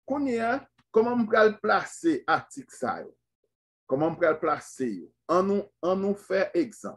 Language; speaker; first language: French; non-native, local second language; Haitian Creole